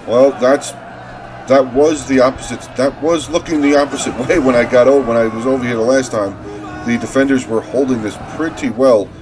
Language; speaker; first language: English; native; English